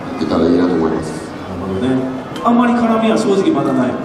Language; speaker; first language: Japanese; native; Japanese